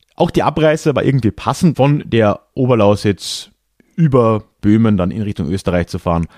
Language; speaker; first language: German; native; German